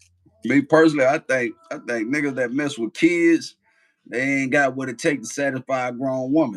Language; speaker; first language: English; native; English